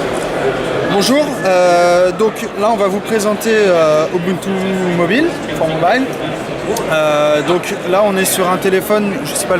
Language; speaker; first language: French; native; French